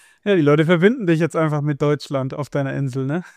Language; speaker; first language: German; native; German